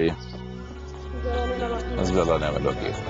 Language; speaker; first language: Arabic; native; Arabic